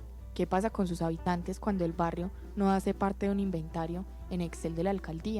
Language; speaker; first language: Spanish; native; Spanish